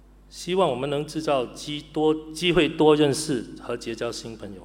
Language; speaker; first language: Chinese; native; Chinese